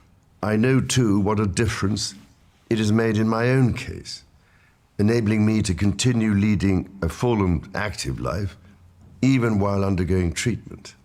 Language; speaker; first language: English; native; English